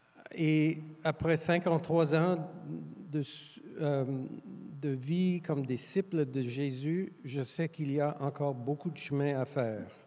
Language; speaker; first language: French; non-native, fluent; English